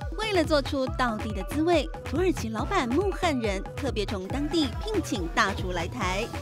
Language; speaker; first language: Chinese; native; Chinese